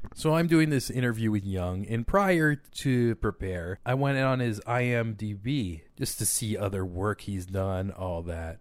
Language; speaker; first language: English; native; English